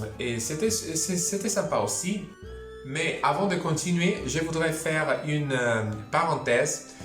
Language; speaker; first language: French; non-native, fluent; Spanish